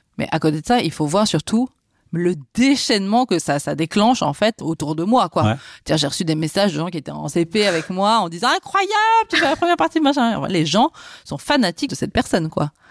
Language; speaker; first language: French; native; French